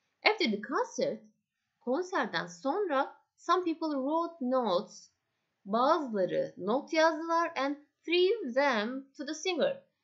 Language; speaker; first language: English; non-native, fluent; Turkish